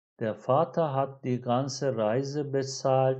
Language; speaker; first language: German; non-native, fluent; Turkish